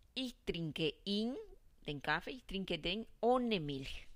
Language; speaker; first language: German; non-native, fluent; Spanish